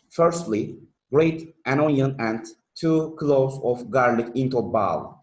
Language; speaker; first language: English; non-native, fluent; Turkish